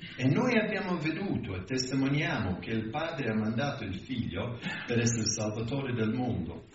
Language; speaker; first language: Italian; non-native, fluent; English